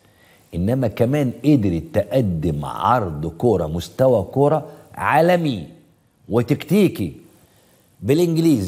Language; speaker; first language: Arabic; native; Arabic